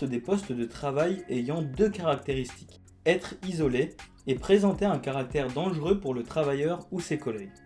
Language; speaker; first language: French; native; French